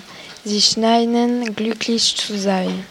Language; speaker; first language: German; non-native, learner; French